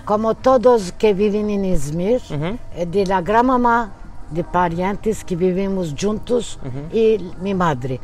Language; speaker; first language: Spanish; early bilingual, heritage; Turkish